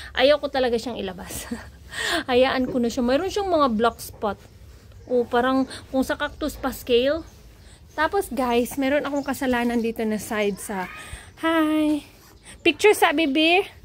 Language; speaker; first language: Filipino; non-native, local second language; Cebuano